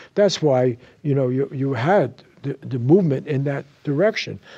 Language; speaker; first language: English; native; English